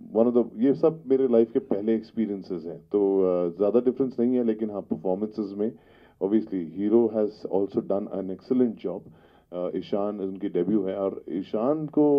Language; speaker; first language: Hindi; native; Hindi